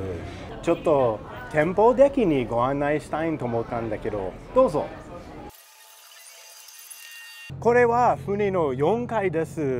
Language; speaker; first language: Japanese; non-native, learner; English